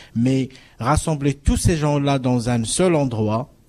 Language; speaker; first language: French; non-native, local second language; Arabic